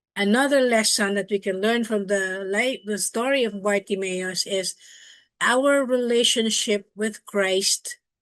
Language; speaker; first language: English; non-native, local second language; Filipino